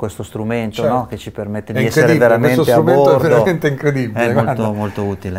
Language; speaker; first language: Italian; native; Italian